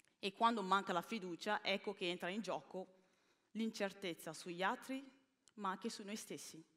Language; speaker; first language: Italian; early bilingual, other home language; Bini